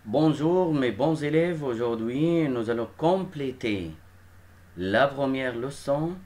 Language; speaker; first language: French; non-native, fluent; Arabic